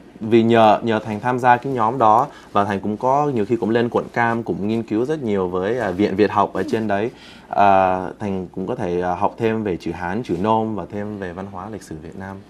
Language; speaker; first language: Vietnamese; early bilingual, heritage; Vietnamese